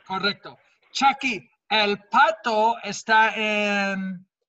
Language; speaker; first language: Spanish; non-native, fluent; English